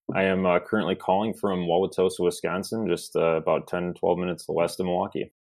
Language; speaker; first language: English; native; English